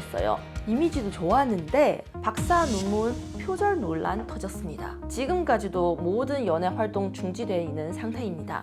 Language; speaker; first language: Korean; non-native, fluent; Chinese